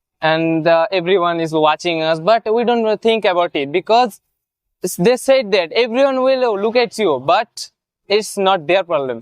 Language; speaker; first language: English; non-native, learner; Bangla